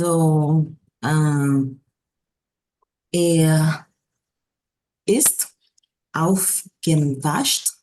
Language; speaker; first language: German; non-native, learner; Portuguese